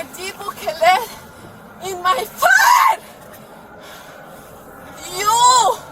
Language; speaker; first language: English; non-native, learner; Spanish